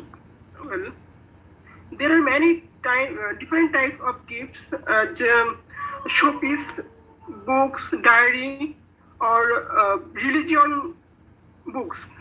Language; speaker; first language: English; non-native, learner; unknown